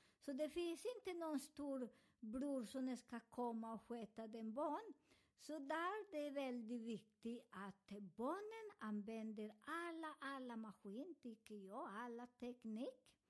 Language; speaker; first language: Swedish; non-native, learner; Spanish